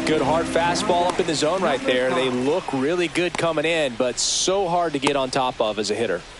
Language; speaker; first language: English; native; English